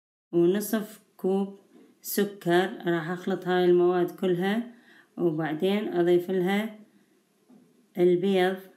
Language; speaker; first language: Arabic; native; Arabic